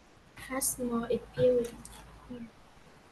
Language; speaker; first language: English; non-native, learner; Vietnamese